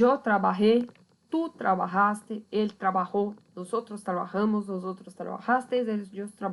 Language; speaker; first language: Spanish; non-native, fluent; Portuguese